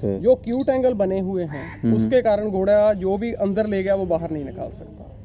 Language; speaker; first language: Hindi; non-native, local second language; Punjabi